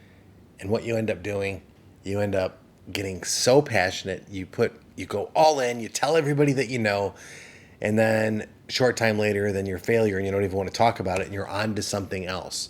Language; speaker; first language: English; native; English